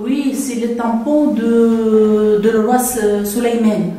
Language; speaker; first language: French; non-native, local second language; Arabic